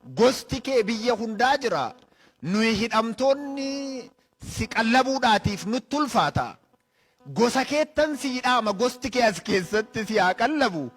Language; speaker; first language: Oromo; native; Oromo